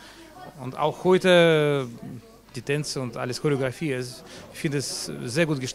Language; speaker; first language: German; non-native, fluent; Russian